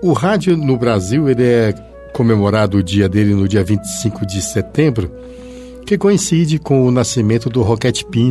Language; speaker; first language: Portuguese; native; Portuguese